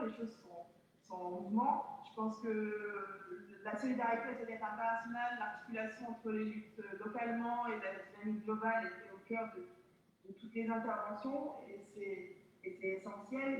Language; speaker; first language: French; native; French